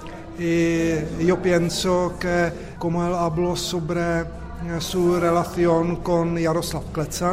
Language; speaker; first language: Spanish; non-native, fluent; Czech